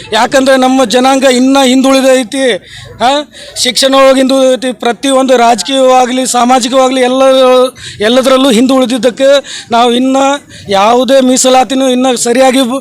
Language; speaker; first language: Kannada; non-native, local second language; Lambadi